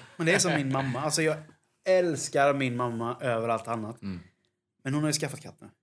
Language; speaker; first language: Swedish; native; Swedish